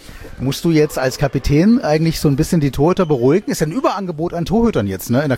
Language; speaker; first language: German; native; German